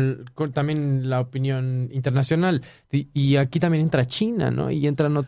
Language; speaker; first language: Spanish; native; Spanish